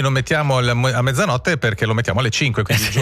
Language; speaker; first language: Italian; native; Italian